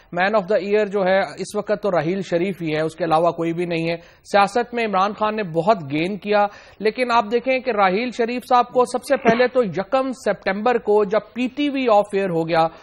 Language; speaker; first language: Urdu; native; Urdu